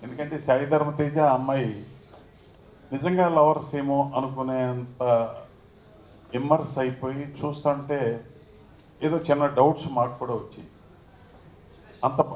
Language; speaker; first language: Telugu; native; Telugu